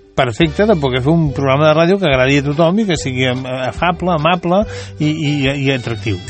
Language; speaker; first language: Catalan; native; Catalan